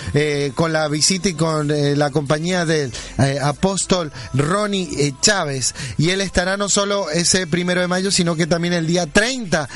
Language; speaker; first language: Spanish; native; Spanish